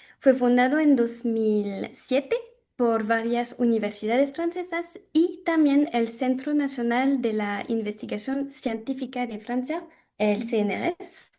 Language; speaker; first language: Spanish; non-native, fluent; French